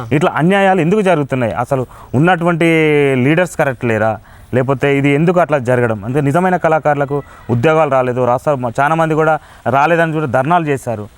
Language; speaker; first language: Telugu; native; Telugu